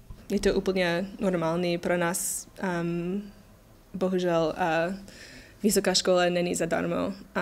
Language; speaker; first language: Czech; non-native, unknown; English